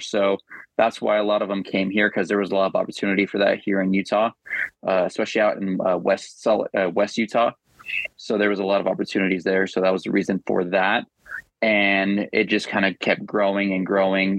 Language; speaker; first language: English; native; English